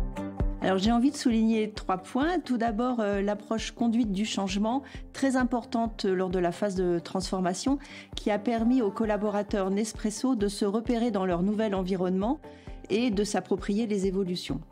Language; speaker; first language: French; native; French